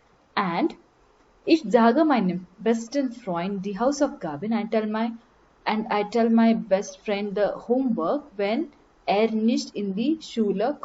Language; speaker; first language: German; non-native, learner; Marathi